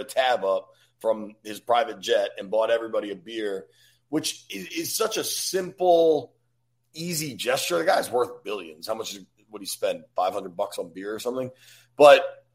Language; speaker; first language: English; native; English